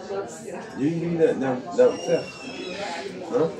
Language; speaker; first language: French; non-native, learner; Spanish